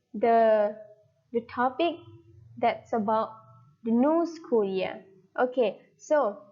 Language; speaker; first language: English; non-native, fluent; Thai